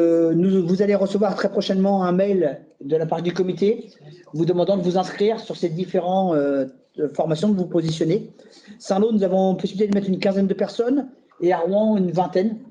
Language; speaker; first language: French; native; French